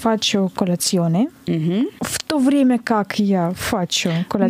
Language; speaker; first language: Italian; non-native, learner; Russian